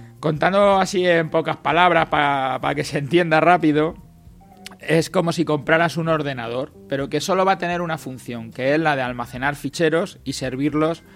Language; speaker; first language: Spanish; native; Spanish